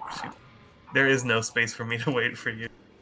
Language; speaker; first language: English; native; English